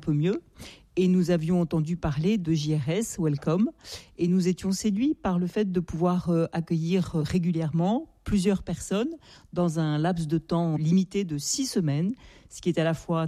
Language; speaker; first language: French; native; French